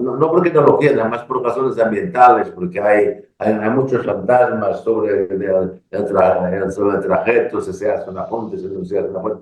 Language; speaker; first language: Spanish; non-native, learner; Portuguese